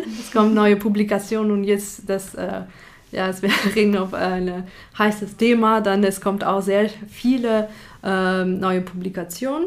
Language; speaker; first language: German; non-native, fluent; French